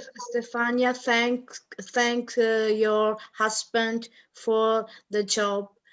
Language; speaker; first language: English; non-native, learner; Italian